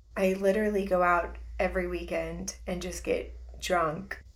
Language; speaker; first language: English; native; English